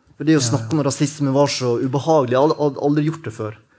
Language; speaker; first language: Norwegian; native; Norwegian